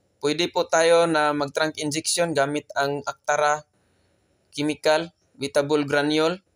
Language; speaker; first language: Filipino; non-native, local second language; Cebuano